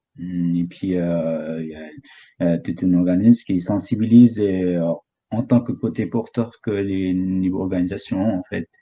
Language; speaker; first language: French; non-native, fluent; Sherpa